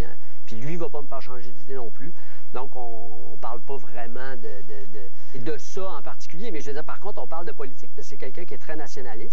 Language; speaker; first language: French; native; French